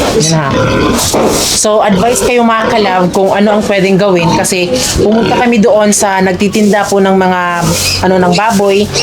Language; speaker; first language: Filipino; non-native, local second language; Cebuano